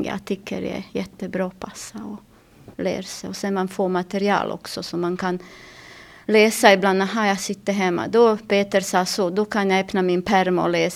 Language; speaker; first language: Swedish; non-native, learner; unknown